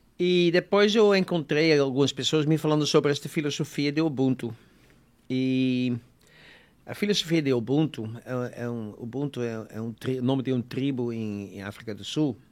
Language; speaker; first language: Portuguese; non-native, fluent; Dutch